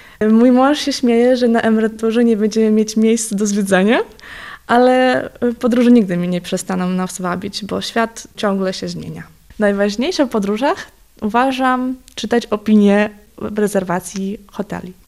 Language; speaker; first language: Polish; non-native, fluent; Ukrainian